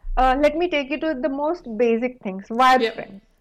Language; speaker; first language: English; non-native, local second language; Kannada